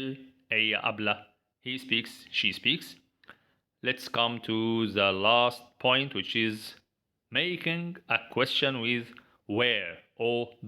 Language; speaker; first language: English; non-native, fluent; Arabic